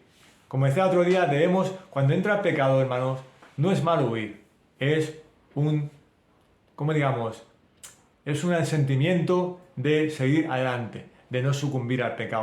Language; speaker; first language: Spanish; native; Spanish